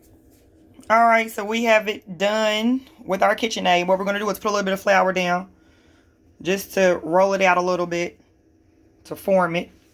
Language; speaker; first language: English; native; English